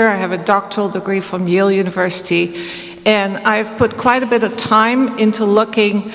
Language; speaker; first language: English; non-native, fluent; Dutch